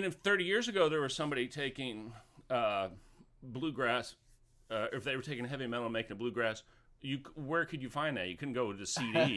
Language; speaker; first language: English; native; English